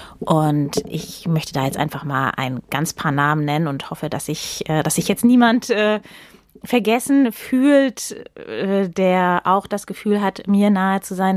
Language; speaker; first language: German; native; German